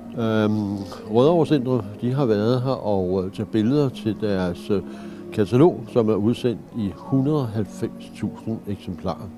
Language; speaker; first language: Danish; native; Danish